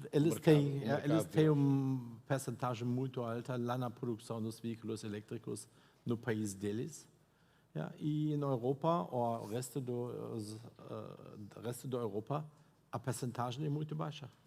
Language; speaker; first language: Portuguese; non-native, fluent; German